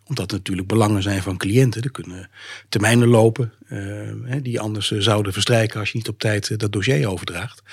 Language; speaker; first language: Dutch; native; Dutch